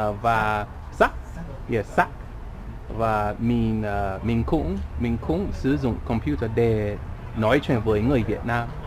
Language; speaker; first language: Vietnamese; non-native, learner; English